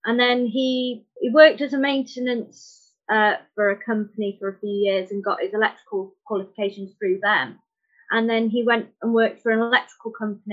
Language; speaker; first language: English; native; English